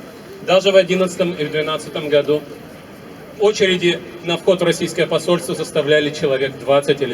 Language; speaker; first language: Russian; native; Russian